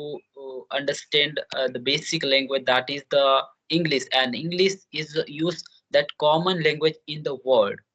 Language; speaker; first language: English; non-native, learner; Hindi